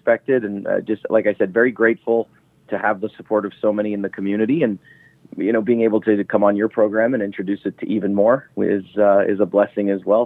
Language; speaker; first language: English; native; English